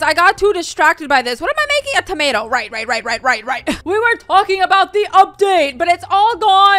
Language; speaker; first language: English; native; English